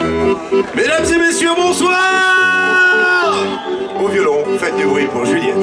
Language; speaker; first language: French; native; French